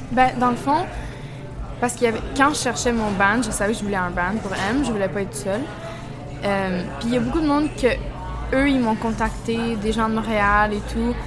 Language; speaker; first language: French; early bilingual, heritage; French